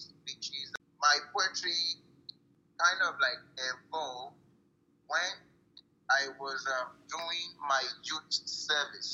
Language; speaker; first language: English; non-native, local second language; Yoruba